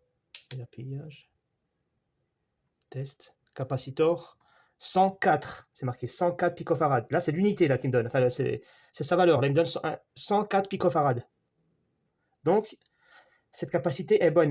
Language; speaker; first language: French; native; French